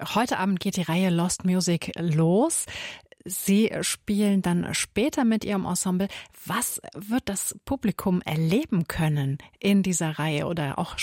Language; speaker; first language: German; native; German